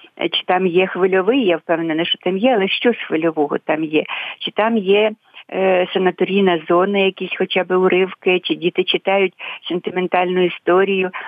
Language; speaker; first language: Ukrainian; native; Ukrainian